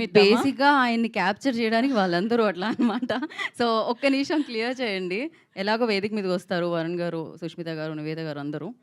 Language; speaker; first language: Telugu; native; Telugu